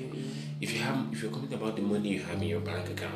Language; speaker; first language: English; non-native, local second language; Yoruba